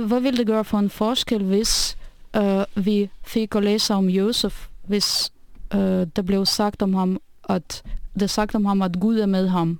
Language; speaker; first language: Danish; non-native, fluent; Russian